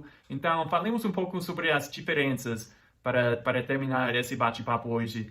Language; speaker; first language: Portuguese; non-native, fluent; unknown